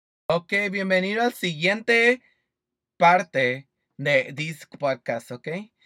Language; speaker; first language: Spanish; early bilingual, heritage; Spanish